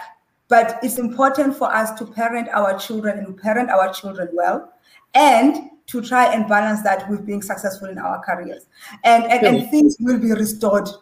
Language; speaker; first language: English; non-native, local second language; Xhosa